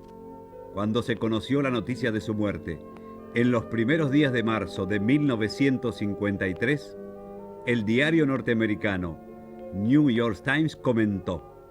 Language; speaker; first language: Spanish; native; Spanish